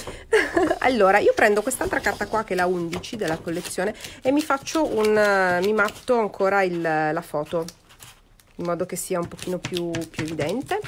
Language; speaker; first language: Italian; native; Italian